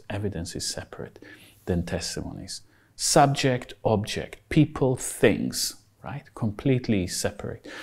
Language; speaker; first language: English; non-native, fluent; Hebrew